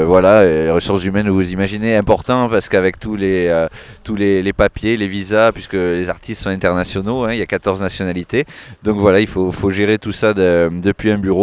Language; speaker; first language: French; native; French